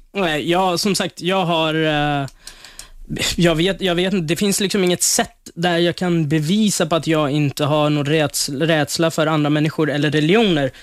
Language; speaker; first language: Swedish; non-native, fluent; Persian